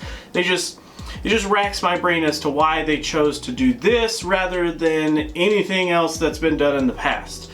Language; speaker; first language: English; native; English